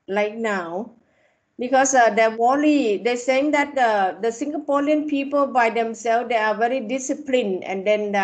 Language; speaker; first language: English; non-native, fluent; Thai